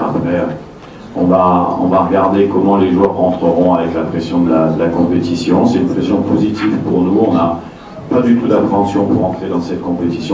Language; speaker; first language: French; native; French